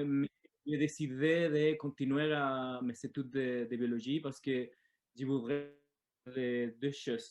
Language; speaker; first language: French; non-native, learner; Spanish